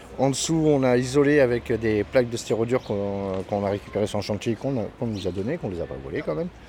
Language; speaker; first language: French; native; French